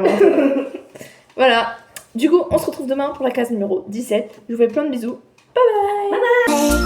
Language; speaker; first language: French; native; French